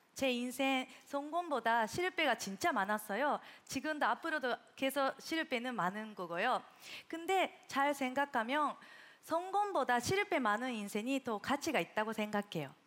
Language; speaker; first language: Korean; non-native, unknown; Japanese